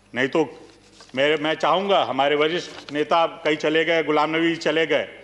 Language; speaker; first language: Hindi; native; Hindi